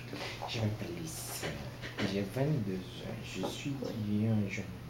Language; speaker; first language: French; non-native, learner; Portuguese